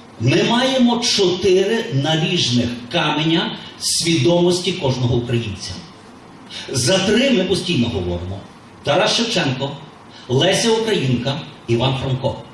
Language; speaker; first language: Ukrainian; native; Ukrainian